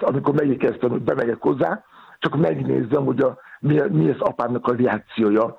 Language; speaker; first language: Hungarian; non-native, learner; Yoruba